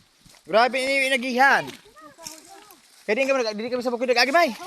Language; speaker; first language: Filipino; non-native, local second language; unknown